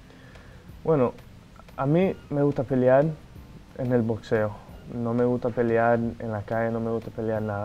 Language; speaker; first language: Spanish; non-native, fluent; Portuguese